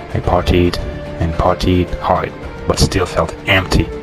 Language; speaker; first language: English; non-native, fluent; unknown